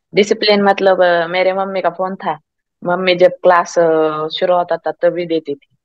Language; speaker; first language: Hindi; non-native, local second language; Marathi